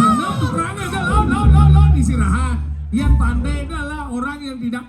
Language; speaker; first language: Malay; non-native, local second language; Balinese